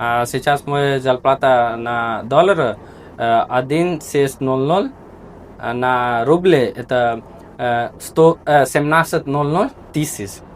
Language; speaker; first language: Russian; non-native, learner; Hindi